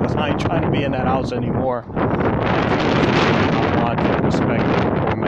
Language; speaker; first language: English; native; English